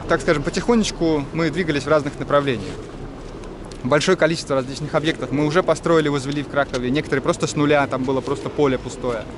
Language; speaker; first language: Russian; native; Russian